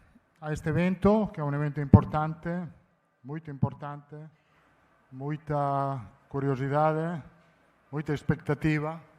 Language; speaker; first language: Spanish; non-native, fluent; Italian